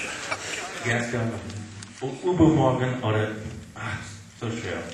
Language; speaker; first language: German; non-native, learner; English